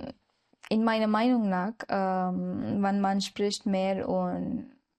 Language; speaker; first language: German; non-native, learner; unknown